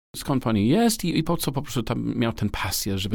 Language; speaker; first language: Polish; non-native, learner; English